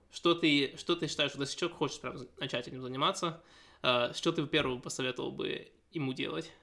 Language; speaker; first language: Russian; early bilingual, heritage; Russian